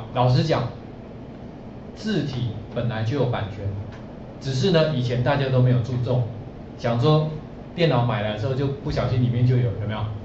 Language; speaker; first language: Chinese; native; Chinese